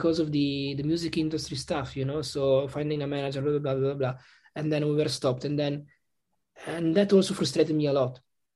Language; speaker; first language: English; non-native, fluent; Italian